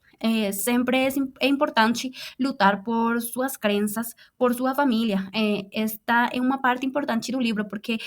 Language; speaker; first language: Portuguese; non-native, fluent; Spanish